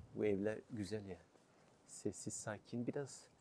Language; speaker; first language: Turkish; native; Turkish